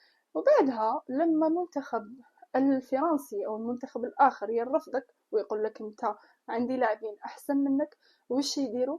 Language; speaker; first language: Arabic; native; Arabic